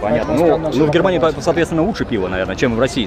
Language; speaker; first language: Russian; native; Russian